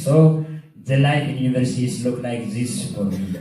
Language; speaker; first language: English; non-native, learner; Oromo